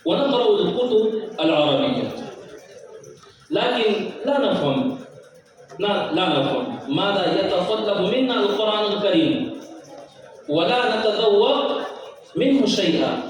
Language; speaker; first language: Arabic; non-native, fluent; Urdu